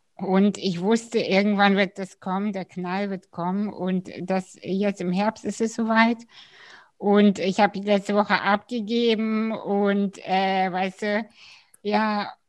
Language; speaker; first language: German; early bilingual, other home language; Russian